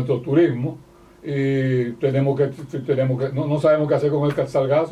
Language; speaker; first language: Spanish; native; Spanish